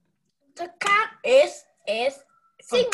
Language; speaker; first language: English; non-native, learner; Vietnamese